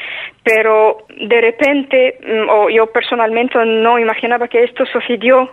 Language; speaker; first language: Spanish; non-native, fluent; Arabic